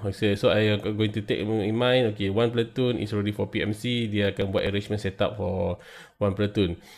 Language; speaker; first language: English; non-native, local second language; Malay